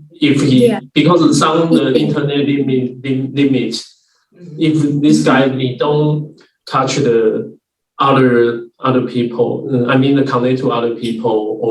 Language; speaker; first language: English; non-native, learner; Chinese